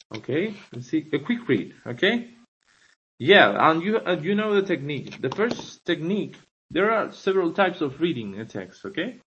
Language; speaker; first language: English; non-native, fluent; Spanish